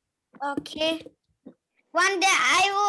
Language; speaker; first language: English; non-native, learner; Bangla